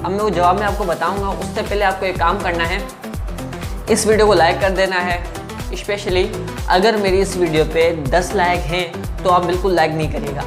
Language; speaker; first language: Hindi; non-native, local second language; Sindhi